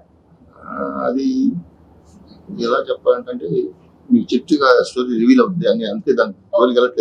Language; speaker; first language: Telugu; native; Telugu